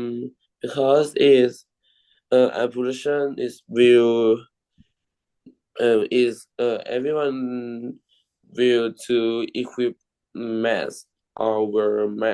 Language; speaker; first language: English; non-native, learner; Thai